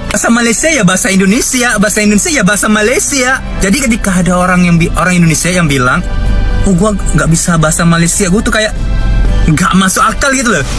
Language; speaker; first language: Indonesian; non-native, fluent; Thai